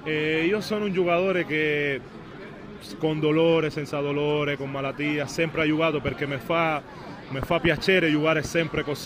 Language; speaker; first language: Italian; non-native, fluent; Spanish